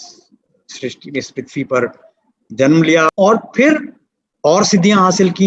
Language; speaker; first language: Hindi; native; Hindi